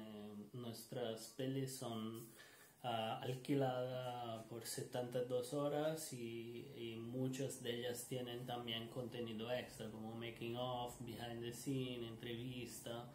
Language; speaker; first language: Spanish; non-native, learner; Portuguese